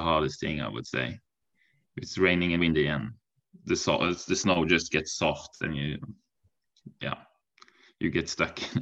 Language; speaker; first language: English; non-native, fluent; Norwegian